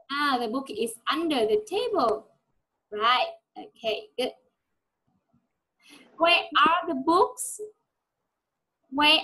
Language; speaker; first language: English; non-native, fluent; Vietnamese